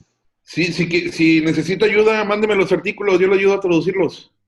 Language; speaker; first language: Spanish; native; Spanish